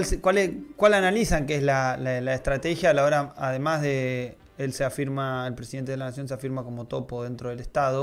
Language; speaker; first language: Spanish; native; Spanish